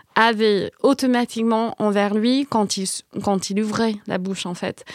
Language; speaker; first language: French; non-native, fluent; English